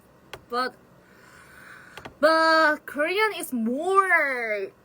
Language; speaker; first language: English; non-native, learner; Korean